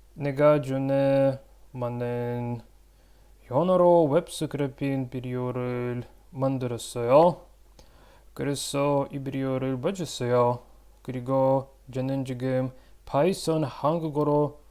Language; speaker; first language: Korean; non-native, learner; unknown